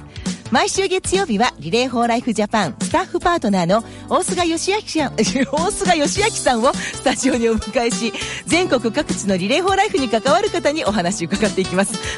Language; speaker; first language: Japanese; native; Japanese